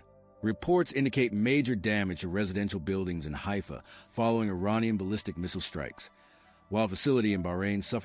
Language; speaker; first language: English; native; English